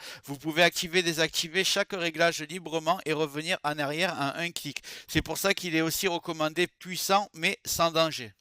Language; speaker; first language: French; native; French